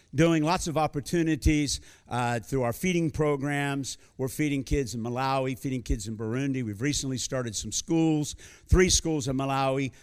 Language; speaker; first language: English; native; English